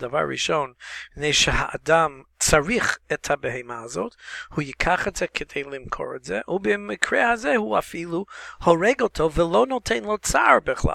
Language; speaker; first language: Hebrew; non-native, fluent; English